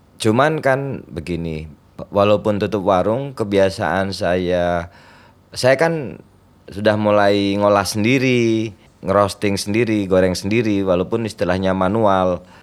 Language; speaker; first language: Indonesian; non-native, local second language; Javanese